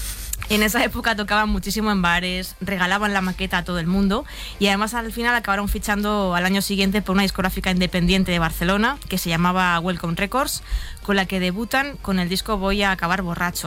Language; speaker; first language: Spanish; native; Spanish